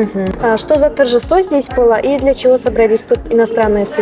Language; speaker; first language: Russian; non-native, fluent; Uzbek